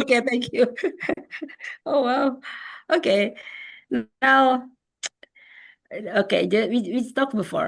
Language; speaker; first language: English; non-native, fluent; Indonesian